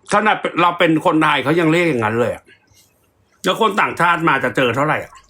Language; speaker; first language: Thai; native; Thai